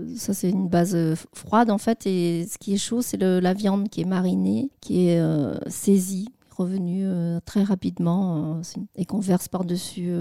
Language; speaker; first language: French; non-native, fluent; Vietnamese